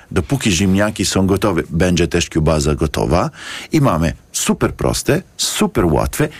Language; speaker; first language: Polish; non-native, learner; Italian